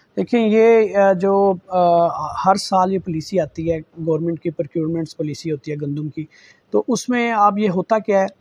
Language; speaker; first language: Urdu; non-native, local second language; Saraiki